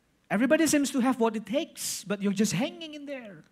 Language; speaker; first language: English; non-native, fluent; Indonesian